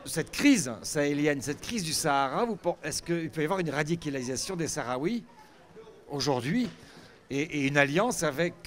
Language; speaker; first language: French; native; French